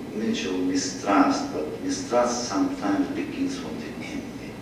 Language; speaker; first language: English; non-native, fluent; Russian